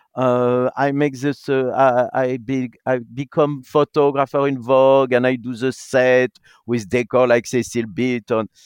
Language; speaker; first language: English; non-native, learner; French